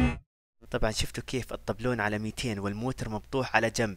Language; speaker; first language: Arabic; native; Arabic